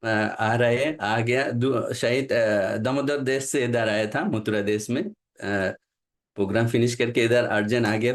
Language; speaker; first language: Hindi; non-native, local second language; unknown